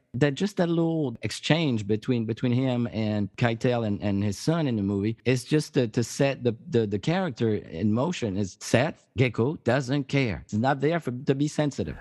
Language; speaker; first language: English; non-native, fluent; French